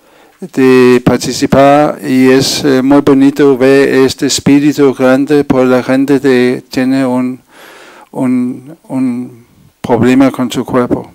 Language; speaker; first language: Spanish; non-native, fluent; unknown